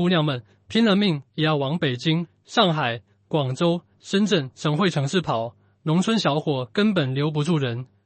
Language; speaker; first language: Chinese; native; Chinese